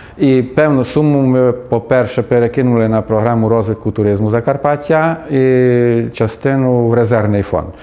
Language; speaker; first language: Ukrainian; native; Ukrainian